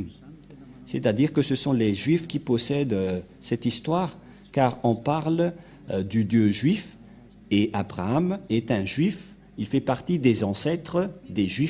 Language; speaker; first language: French; non-native, local second language; Malagasy